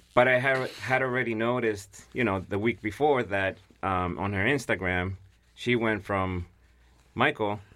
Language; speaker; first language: English; non-native, fluent; Spanish